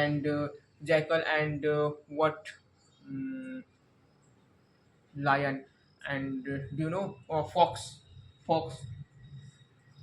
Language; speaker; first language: English; non-native, learner; Hindi